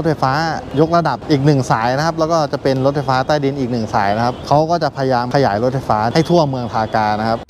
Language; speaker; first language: Thai; native; Thai